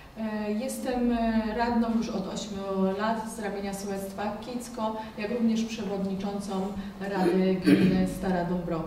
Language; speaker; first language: Polish; native; Polish